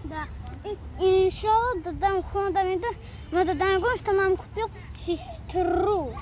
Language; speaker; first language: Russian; early bilingual, other home language; Tajik